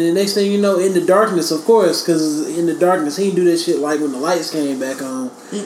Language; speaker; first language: English; native; English